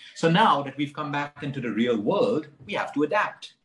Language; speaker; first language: English; non-native, local second language; Konkani